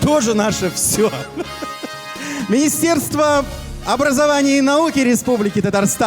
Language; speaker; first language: Russian; native; Russian